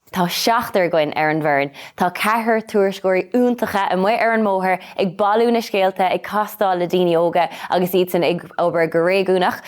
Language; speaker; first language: Irish; non-native, local second language; English